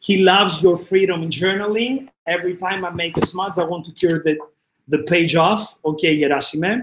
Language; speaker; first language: English; non-native, fluent; Greek